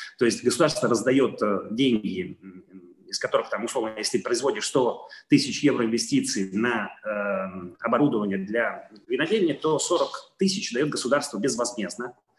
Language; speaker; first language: Russian; non-native, fluent; Italian